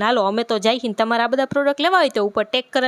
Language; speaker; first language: Gujarati; native; Gujarati